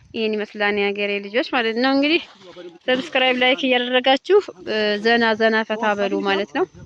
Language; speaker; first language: Amharic; non-native, local second language; Oromo